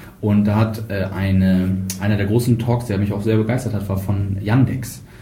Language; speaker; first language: German; native; German